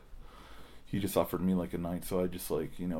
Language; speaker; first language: English; native; English